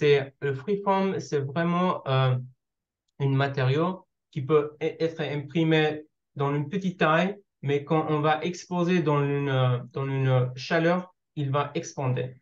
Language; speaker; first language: French; non-native, learner; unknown